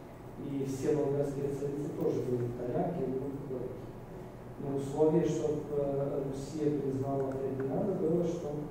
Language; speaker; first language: Russian; non-native, fluent; Bulgarian